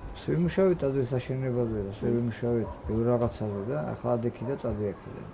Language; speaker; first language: Georgian; non-native, local second language; Svan